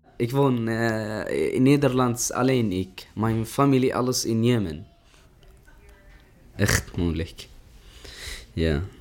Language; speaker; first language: Dutch; non-native, learner; Arabic